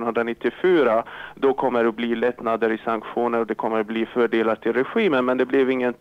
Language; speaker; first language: Swedish; non-native, fluent; Arabic